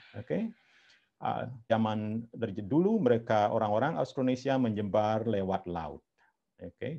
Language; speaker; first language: Indonesian; non-native, local second language; Balinese